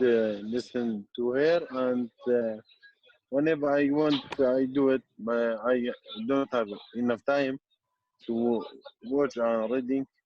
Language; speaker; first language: English; non-native, learner; Kurdish